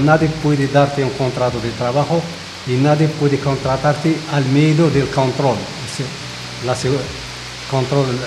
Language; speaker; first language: Spanish; non-native, fluent; Arabic